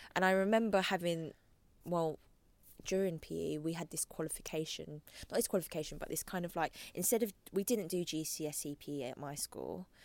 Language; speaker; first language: English; native; English